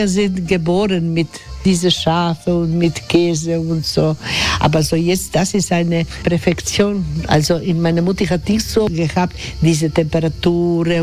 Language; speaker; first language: German; non-native, learner; Croatian